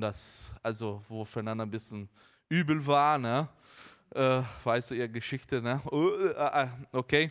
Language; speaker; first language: German; early bilingual, heritage; Portuguese